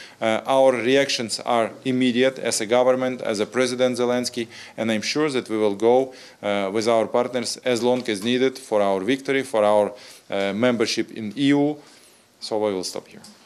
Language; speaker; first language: English; non-native, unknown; Ukrainian